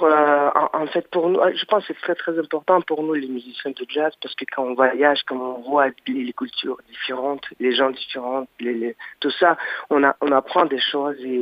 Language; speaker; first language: French; non-native, learner; Russian